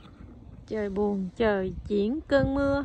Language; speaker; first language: Vietnamese; native; Vietnamese